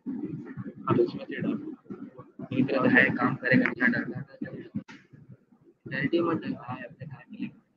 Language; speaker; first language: Hindi; native; Hindi